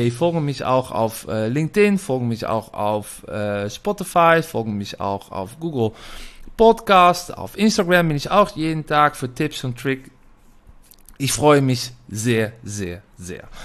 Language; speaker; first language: German; non-native, fluent; Dutch